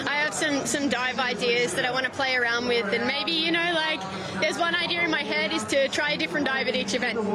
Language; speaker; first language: English; native; English